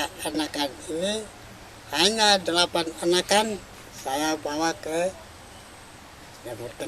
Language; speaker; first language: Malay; non-native, local second language; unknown